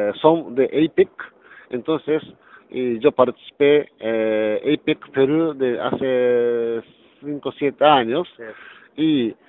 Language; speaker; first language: Spanish; non-native, learner; Japanese